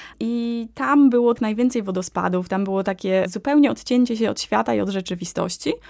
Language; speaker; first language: Polish; native; Polish